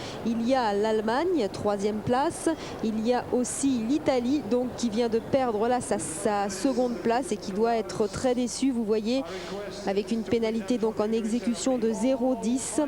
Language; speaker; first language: French; native; French